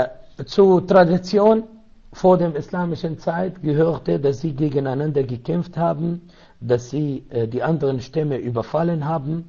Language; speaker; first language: German; non-native, learner; Arabic